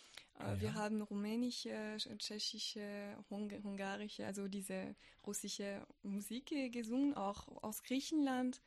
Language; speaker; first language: German; non-native, fluent; French